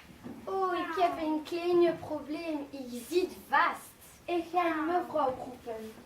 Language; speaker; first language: Dutch; non-native, learner; French